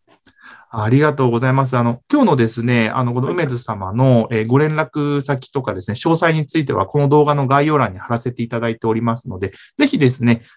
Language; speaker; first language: Japanese; native; Japanese